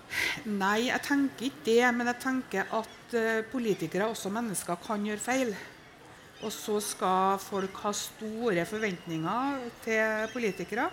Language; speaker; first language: Norwegian; native; Norwegian